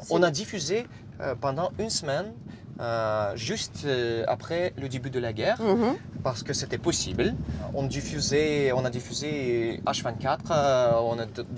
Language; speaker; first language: French; non-native, fluent; Russian